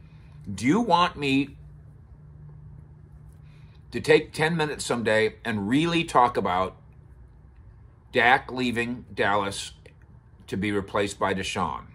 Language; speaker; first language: English; native; English